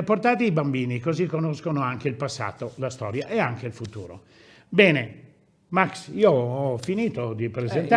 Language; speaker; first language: Italian; native; Italian